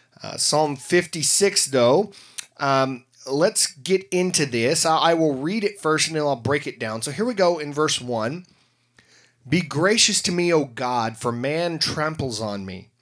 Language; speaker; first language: English; native; English